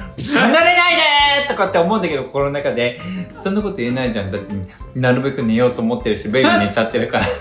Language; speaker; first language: Japanese; native; Japanese